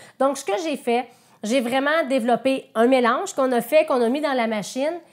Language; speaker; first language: French; native; French